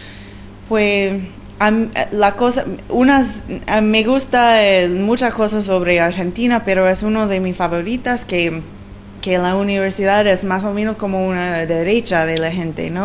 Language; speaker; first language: Spanish; non-native, learner; English